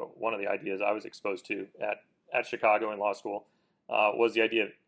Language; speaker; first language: English; native; English